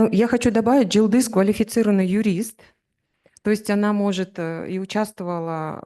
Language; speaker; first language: Russian; native; Russian